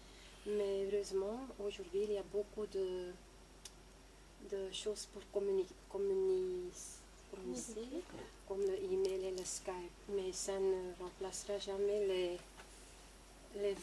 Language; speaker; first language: French; non-native, local second language; Dutch